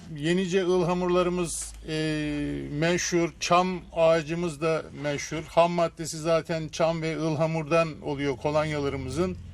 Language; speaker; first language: Turkish; native; Turkish